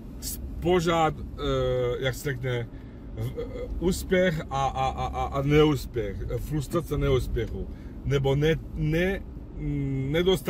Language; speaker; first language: Czech; non-native, fluent; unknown